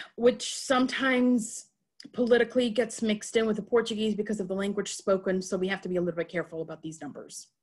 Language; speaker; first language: English; native; English